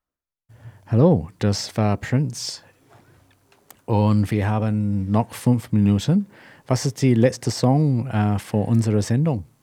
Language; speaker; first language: German; non-native, learner; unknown